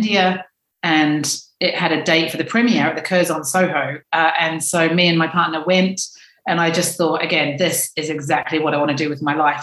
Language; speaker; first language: English; native; English